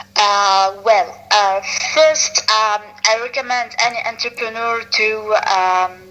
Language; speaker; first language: English; non-native, fluent; Arabic